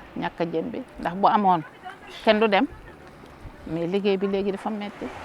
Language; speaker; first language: Wolof; non-native, local second language; Jola-Fonyi